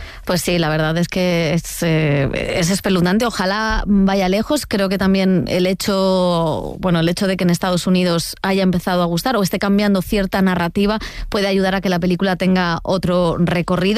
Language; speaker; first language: Spanish; native; Spanish